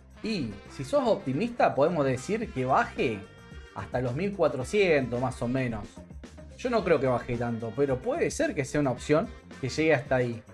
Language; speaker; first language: Spanish; native; Spanish